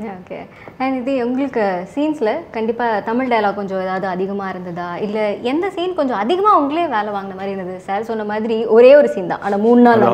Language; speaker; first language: Tamil; native; Tamil